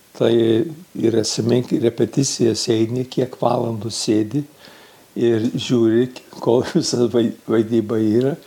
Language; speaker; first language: Lithuanian; early bilingual, heritage; Lithuanian